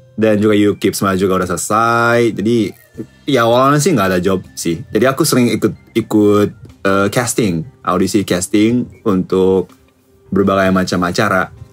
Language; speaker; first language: Indonesian; non-native, fluent; Japanese